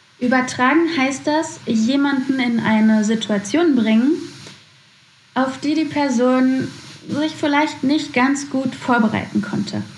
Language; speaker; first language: German; native; German